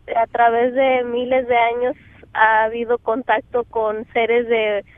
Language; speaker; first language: Spanish; native; Spanish